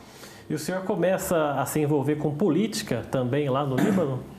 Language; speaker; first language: Portuguese; native; Portuguese